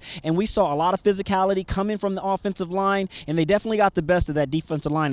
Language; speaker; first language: English; native; English